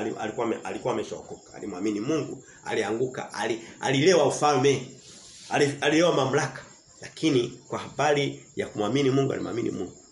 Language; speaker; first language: Swahili; native; Swahili